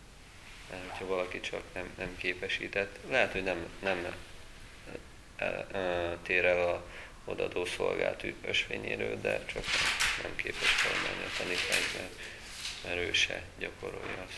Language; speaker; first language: Hungarian; native; Hungarian